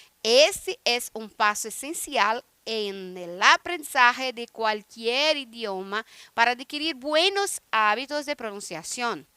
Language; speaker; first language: Spanish; non-native, fluent; Portuguese